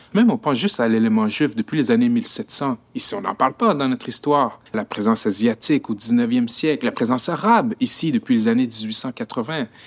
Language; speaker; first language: French; native; French